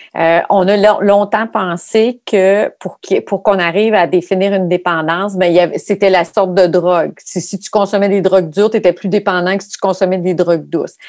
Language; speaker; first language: French; native; French